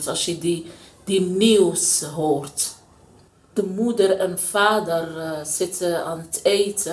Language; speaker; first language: Dutch; non-native, learner; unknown